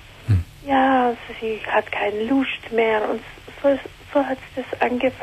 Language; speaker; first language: German; non-native, learner; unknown